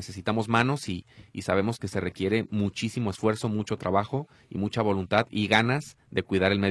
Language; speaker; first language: Spanish; native; Spanish